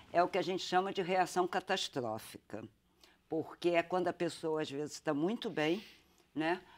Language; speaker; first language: Portuguese; native; Portuguese